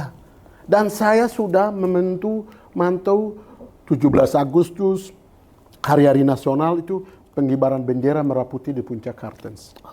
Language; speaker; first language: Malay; non-native, local second language; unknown